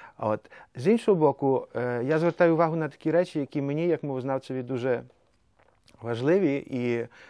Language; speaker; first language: Ukrainian; native; Ukrainian